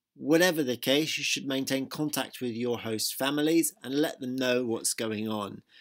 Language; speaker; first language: English; native; English